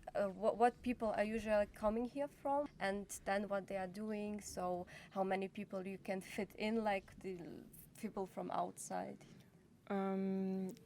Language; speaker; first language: English; non-native, fluent; Ukrainian